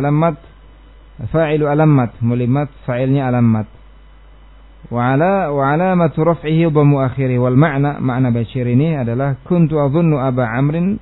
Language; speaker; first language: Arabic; non-native, fluent; Indonesian